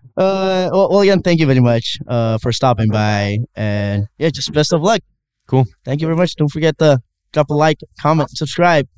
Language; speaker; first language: English; non-native, fluent; Indonesian